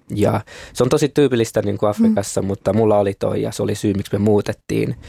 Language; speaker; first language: Finnish; early bilingual, other home language; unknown